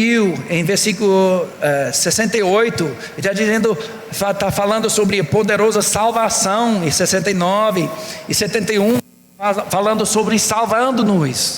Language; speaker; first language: Portuguese; non-native, fluent; English